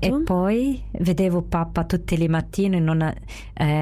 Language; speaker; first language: Italian; non-native, fluent; Arabic